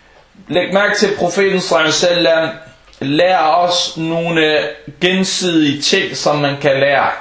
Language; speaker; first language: Danish; non-native, fluent; Arabic